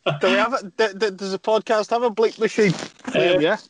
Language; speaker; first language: English; native; English